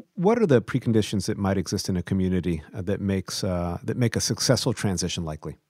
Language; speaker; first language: English; native; English